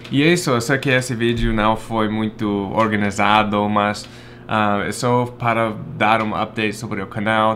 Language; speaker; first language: Portuguese; non-native, fluent; English